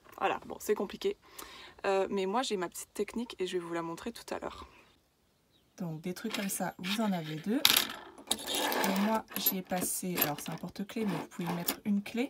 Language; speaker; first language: French; native; French